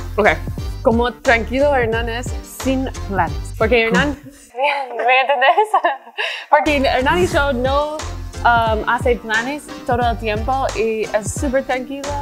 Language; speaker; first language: Spanish; non-native, learner; English